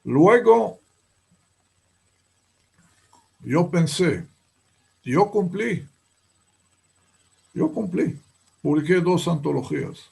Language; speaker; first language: Spanish; non-native, fluent; Hebrew